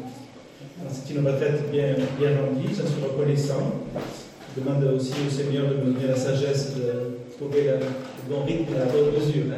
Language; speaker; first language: French; native; French